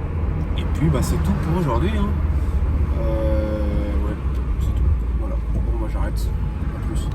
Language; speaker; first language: French; native; French